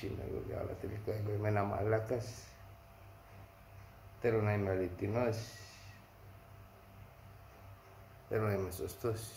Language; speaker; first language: Greek; non-native, fluent; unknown